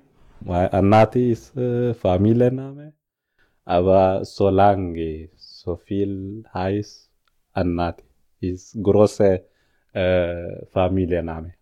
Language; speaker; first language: German; non-native, learner; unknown